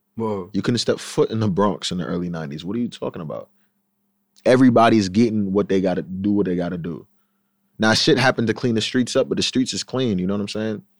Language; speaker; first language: English; native; English